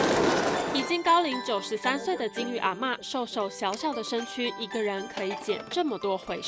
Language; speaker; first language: Chinese; native; Chinese